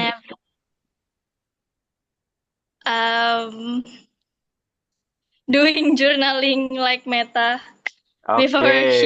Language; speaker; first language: English; non-native, learner; Indonesian